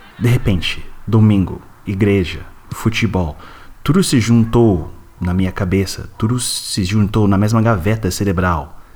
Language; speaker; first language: Portuguese; non-native, fluent; English